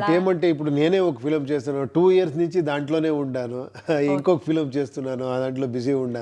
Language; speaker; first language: Telugu; non-native, local second language; Kannada